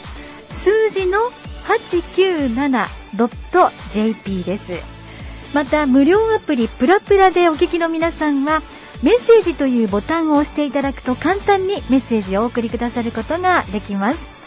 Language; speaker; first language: Japanese; native; Japanese